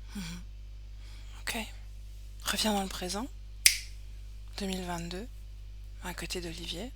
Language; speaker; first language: French; native; French